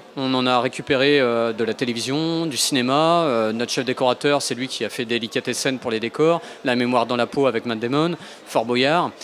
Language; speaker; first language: French; native; French